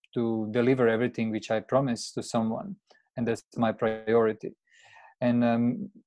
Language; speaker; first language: English; non-native, fluent; Croatian